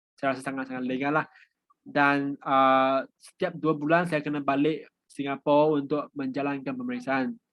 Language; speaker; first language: Malay; non-native, local second language; Chinese